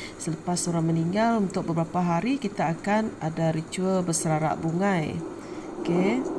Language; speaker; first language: Malay; non-native, local second language; Iban